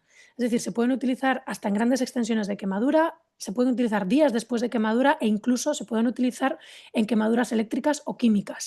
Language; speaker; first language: Spanish; native; Spanish